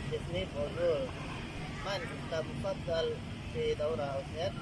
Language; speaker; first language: Arabic; non-native, learner; Indonesian